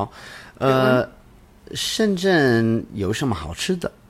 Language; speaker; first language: Chinese; non-native, learner; English